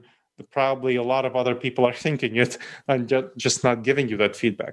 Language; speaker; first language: English; early bilingual, other home language; Romanian